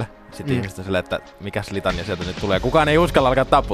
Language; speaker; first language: Finnish; native; Finnish